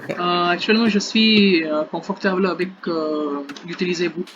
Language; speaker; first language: French; non-native, learner; Hindi